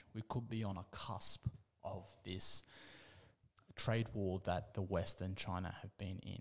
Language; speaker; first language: English; native; English